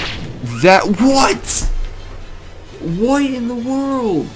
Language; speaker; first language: English; native; English